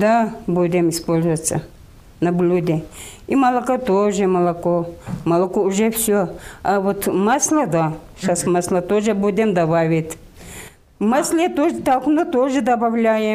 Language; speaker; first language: Russian; non-native, local second language; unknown